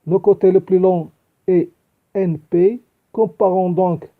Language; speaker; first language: French; non-native, local second language; Arabic